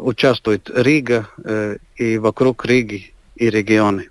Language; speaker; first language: Russian; non-native, local second language; Latvian